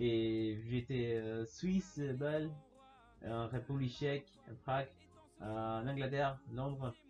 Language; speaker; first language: French; non-native, learner; Spanish